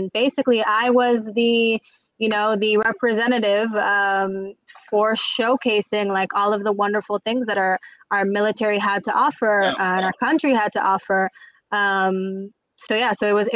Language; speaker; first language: English; native; English